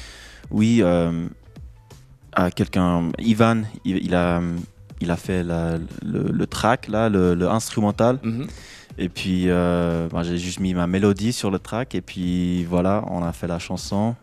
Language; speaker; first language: French; non-native, local second language; English